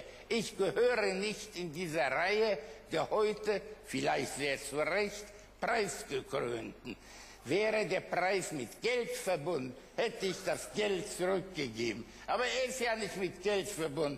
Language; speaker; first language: German; early bilingual, other home language; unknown